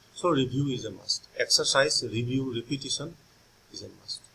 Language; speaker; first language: English; non-native, local second language; Assamese